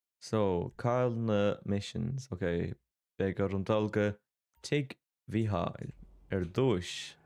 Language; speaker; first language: Irish; native; Irish